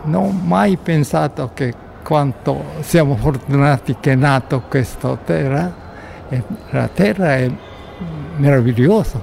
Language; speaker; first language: Italian; non-native, learner; Japanese